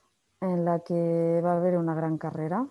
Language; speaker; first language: Spanish; native; Spanish